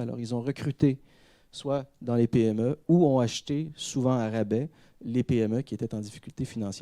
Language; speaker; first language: French; native; French